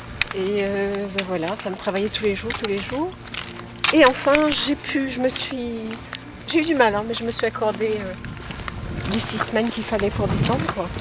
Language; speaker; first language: French; native; French